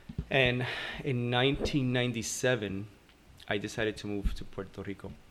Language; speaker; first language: English; early bilingual, other home language; Spanish